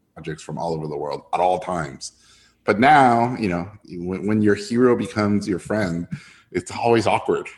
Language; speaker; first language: English; non-native, fluent; Spanish